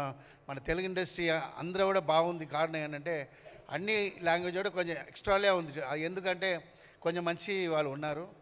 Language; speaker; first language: Telugu; non-native, fluent; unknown